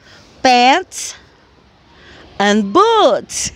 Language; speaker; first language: English; non-native, fluent; Portuguese